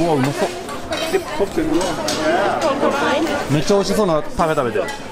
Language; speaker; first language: Japanese; native; Japanese